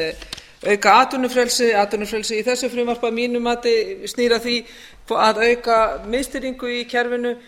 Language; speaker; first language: Icelandic; native; Icelandic